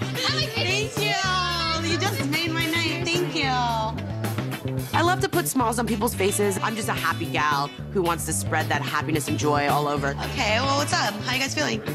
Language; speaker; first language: English; native; English